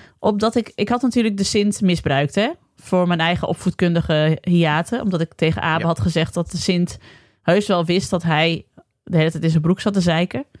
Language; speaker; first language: Dutch; native; Dutch